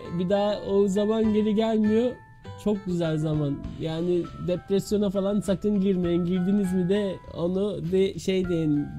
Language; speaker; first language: Turkish; early bilingual, heritage; Turkish